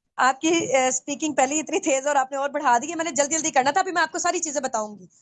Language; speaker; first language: Urdu; non-native, local second language; Punjabi